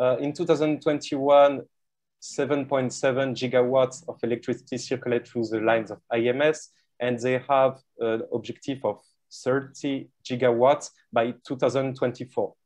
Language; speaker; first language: English; non-native, fluent; French